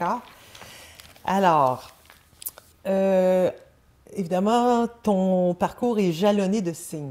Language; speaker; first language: French; native; French